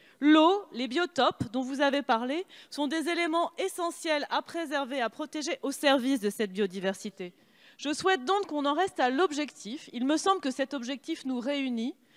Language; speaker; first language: French; native; French